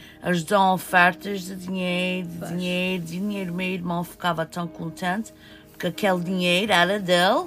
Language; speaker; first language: Portuguese; early bilingual, heritage; Portuguese